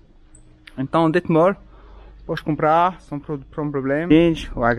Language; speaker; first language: Portuguese; non-native, fluent; French